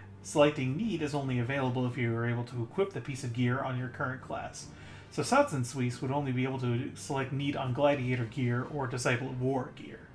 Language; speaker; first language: English; native; English